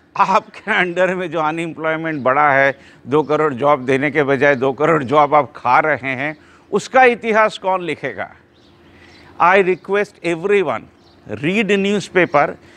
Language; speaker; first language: Hindi; non-native, local second language; Bangla